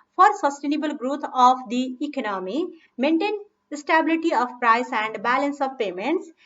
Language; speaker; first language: English; non-native, local second language; Nepali